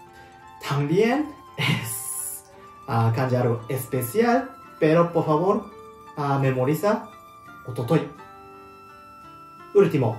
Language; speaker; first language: Spanish; non-native, learner; Japanese